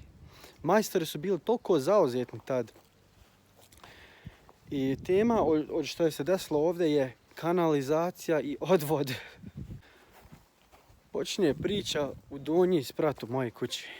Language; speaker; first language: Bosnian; early bilingual, heritage; Croatian